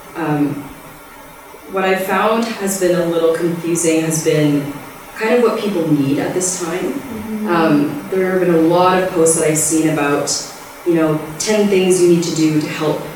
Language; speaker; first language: English; early bilingual, other home language; Spanish